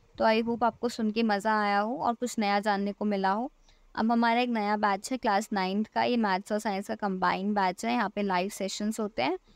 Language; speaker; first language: Hindi; native; Hindi